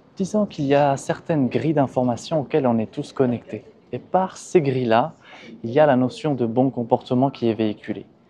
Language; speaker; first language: French; early bilingual, other home language; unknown